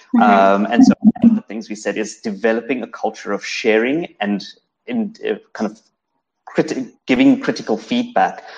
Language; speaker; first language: English; native; English